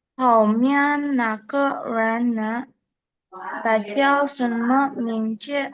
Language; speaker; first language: Chinese; non-native, learner; Indonesian